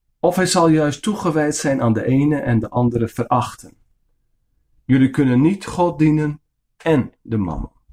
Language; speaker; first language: Dutch; non-native, local second language; Western Frisian